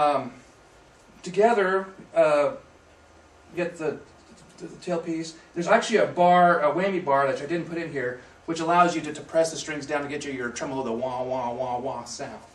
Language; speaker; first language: English; native; English